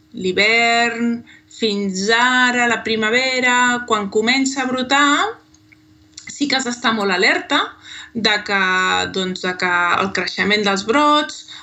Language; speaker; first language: Catalan; native; Catalan